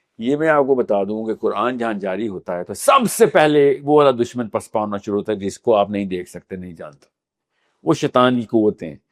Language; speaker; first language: Urdu; native; Urdu